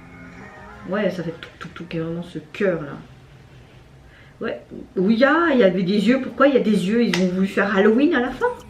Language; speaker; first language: French; native; French